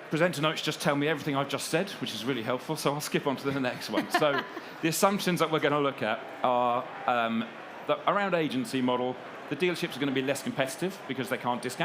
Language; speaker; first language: English; native; English